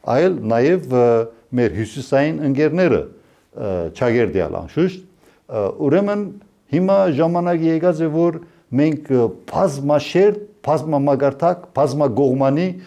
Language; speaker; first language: Armenian; early bilingual, heritage; Armenian